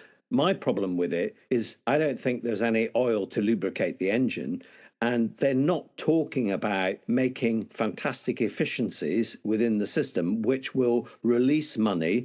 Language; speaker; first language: English; native; English